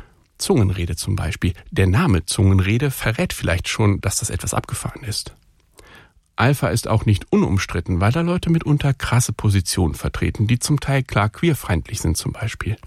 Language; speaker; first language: German; native; German